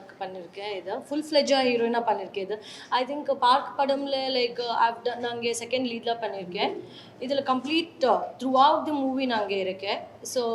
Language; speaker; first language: Tamil; non-native, learner; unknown